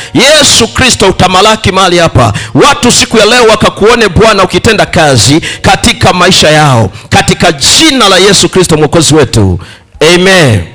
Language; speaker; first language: Swahili; native; Swahili